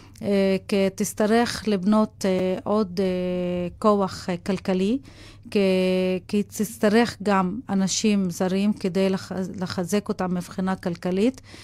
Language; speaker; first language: Hebrew; non-native, local second language; Arabic